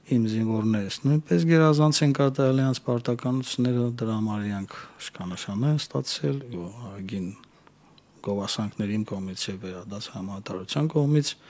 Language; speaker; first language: Armenian; native; Armenian